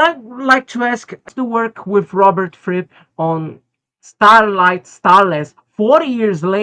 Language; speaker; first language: English; non-native, fluent; Portuguese